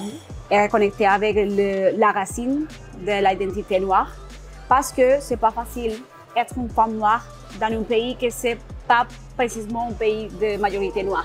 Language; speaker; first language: French; non-native, learner; Spanish